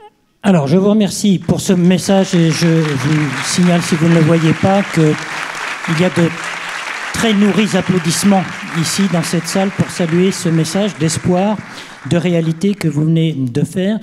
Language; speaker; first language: French; native; French